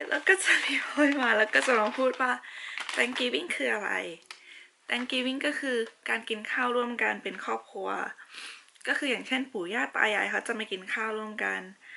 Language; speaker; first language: Thai; native; Thai